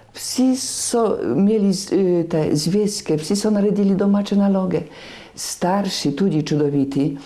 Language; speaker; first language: Slovenian; non-native, fluent; Polish